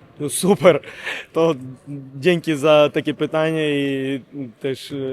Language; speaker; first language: Polish; non-native, learner; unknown